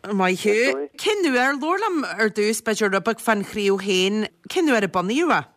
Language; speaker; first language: Irish; native; Irish